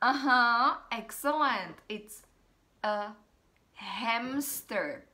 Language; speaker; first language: English; non-native, fluent; Czech